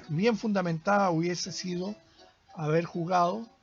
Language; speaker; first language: Spanish; native; Spanish